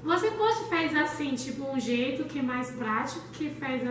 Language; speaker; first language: Portuguese; non-native, learner; Chinese